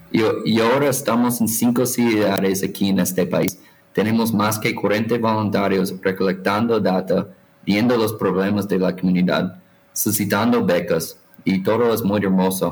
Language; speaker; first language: Spanish; non-native, fluent; English